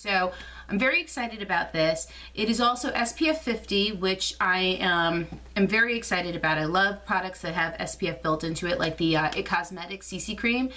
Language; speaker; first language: English; native; English